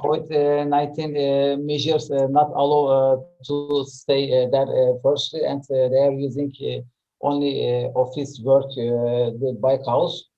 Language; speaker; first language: English; non-native, learner; Turkish